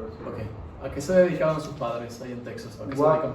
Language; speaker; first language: Spanish; native; Spanish